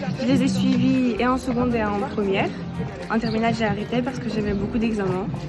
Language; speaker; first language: French; non-native, fluent; Ukrainian